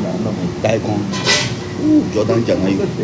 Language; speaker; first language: Japanese; non-native, learner; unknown